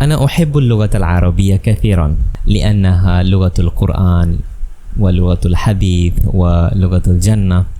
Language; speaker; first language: Arabic; non-native, fluent; Bangla